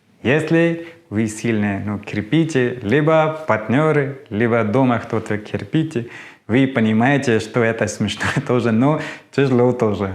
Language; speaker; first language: Russian; non-native, learner; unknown